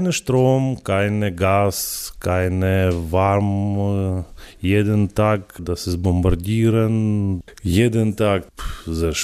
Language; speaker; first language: German; non-native, learner; Ukrainian